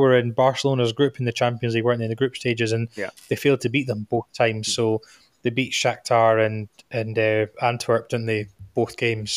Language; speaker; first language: English; native; English